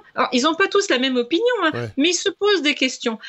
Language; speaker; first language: French; native; French